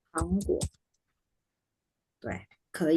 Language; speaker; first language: Chinese; non-native, fluent; Indonesian